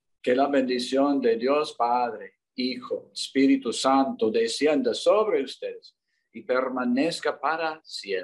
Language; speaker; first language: Spanish; non-native, learner; English